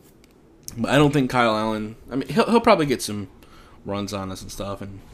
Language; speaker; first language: English; native; English